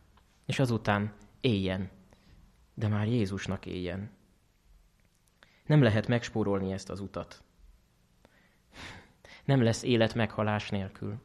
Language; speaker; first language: Hungarian; native; Hungarian